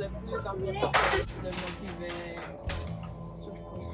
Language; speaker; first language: French; non-native, learner; English